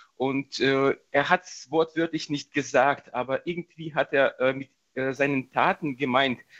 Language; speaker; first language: German; non-native, fluent; Russian